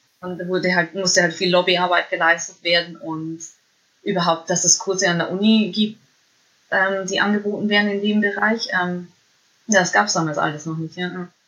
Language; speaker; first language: German; native; German